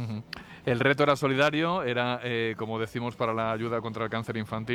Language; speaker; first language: Spanish; native; Spanish